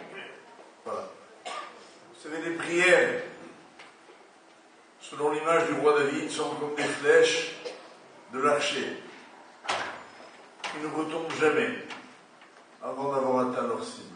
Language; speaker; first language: French; native; French